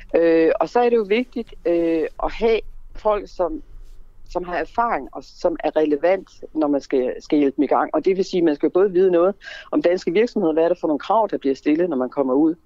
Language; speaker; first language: Danish; native; Danish